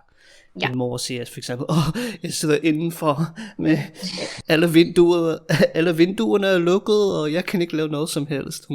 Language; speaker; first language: Danish; non-native, fluent; English